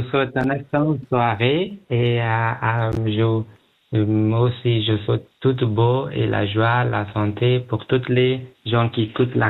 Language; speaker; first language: French; non-native, learner; Pashto